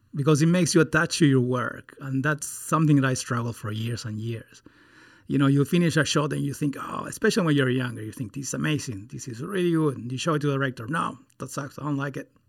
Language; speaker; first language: English; non-native, fluent; Spanish